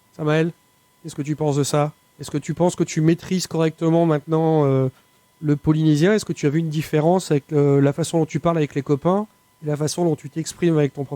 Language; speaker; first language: French; native; French